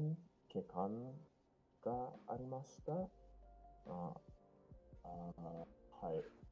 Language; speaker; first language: Japanese; non-native, learner; English